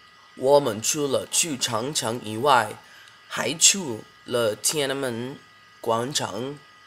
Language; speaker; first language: Chinese; non-native, learner; English